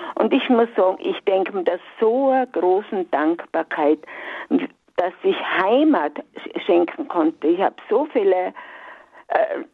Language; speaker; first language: German; native; German